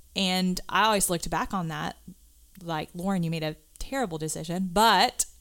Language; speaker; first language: English; native; English